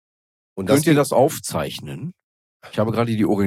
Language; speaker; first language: German; native; German